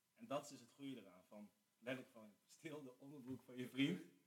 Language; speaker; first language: Dutch; native; Dutch